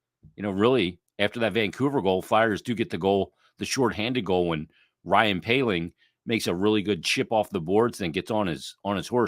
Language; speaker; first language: English; native; English